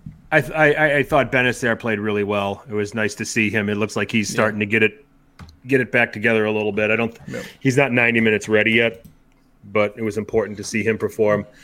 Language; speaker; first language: English; native; English